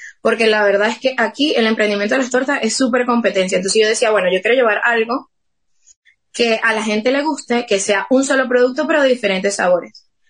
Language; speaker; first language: Spanish; native; Spanish